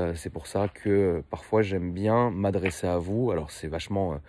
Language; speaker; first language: French; native; French